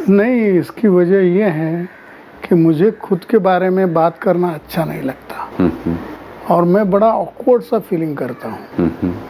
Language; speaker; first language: Hindi; non-native, local second language; Marathi